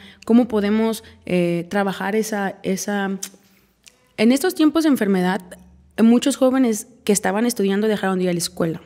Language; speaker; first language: Spanish; native; Spanish